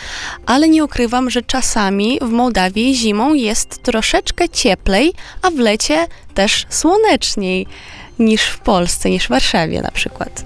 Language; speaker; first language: Polish; non-native, fluent; Romanian